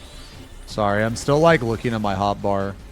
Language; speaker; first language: English; native; English